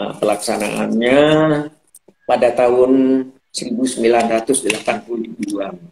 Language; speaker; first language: Indonesian; non-native, local second language; Madurese